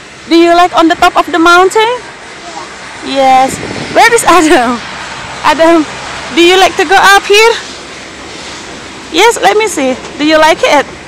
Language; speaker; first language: English; non-native, fluent; Indonesian